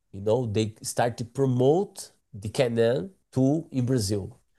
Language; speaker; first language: English; non-native, learner; Portuguese